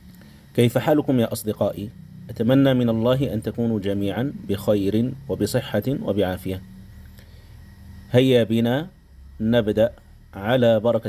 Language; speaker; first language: Arabic; non-native, fluent; Indonesian